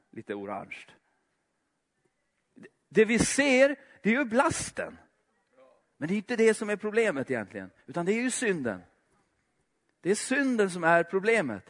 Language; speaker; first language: Swedish; native; Swedish